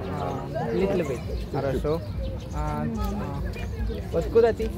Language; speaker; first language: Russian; non-native, learner; Kannada